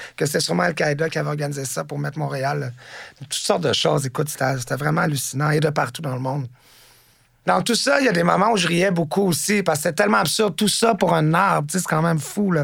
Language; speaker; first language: French; native; French